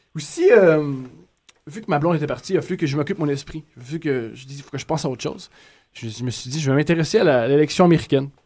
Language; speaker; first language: French; native; French